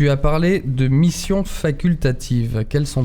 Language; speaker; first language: French; native; French